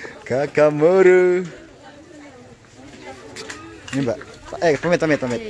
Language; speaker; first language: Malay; non-native, local second language; Javanese